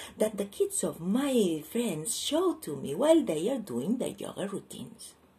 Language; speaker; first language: English; non-native, fluent; Catalan